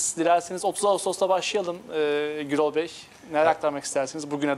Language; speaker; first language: Turkish; native; Turkish